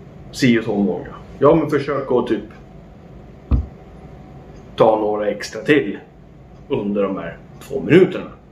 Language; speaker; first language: Swedish; native; Swedish